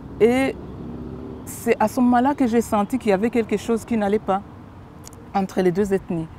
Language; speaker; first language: French; non-native, local second language; Kinyarwanda